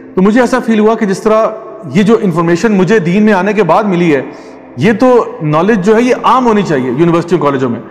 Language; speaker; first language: Urdu; native; Urdu